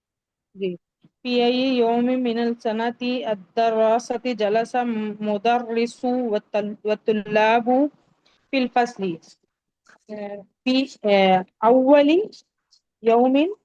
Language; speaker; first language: Arabic; non-native, learner; Urdu